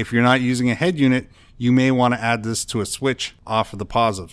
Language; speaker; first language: English; native; English